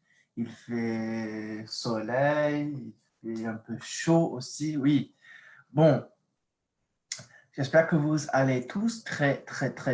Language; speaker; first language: French; non-native, fluent; English